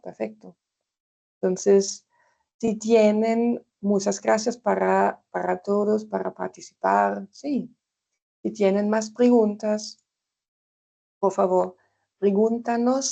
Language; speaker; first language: Spanish; non-native, fluent; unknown